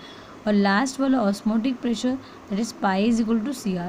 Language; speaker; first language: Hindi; native; Hindi